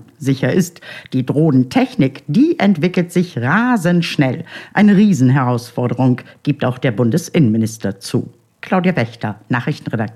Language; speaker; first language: German; native; German